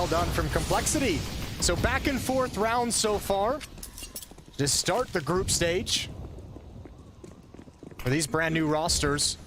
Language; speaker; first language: English; native; English